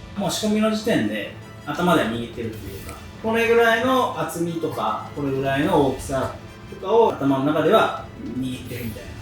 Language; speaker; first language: Japanese; native; Japanese